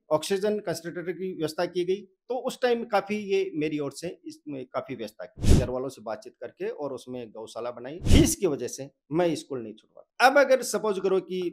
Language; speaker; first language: Hindi; native; Hindi